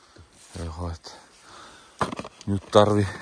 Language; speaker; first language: Finnish; non-native, learner; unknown